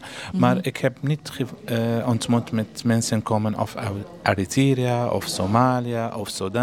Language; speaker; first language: Dutch; non-native, learner; Arabic